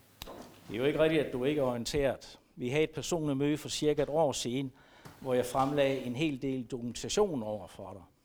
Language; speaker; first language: Danish; native; Danish